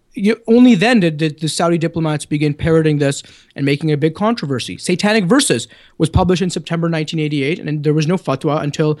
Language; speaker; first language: English; native; English